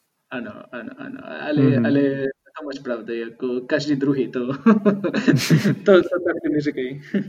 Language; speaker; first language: Czech; non-native, fluent; Spanish